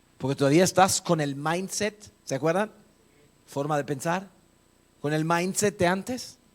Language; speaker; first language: Spanish; non-native, fluent; German